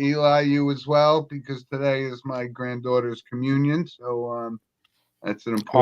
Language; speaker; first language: English; native; English